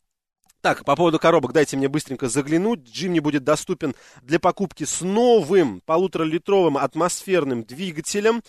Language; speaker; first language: Russian; native; Russian